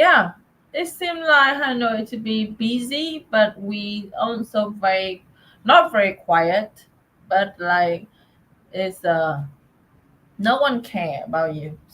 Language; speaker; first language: English; non-native, learner; Vietnamese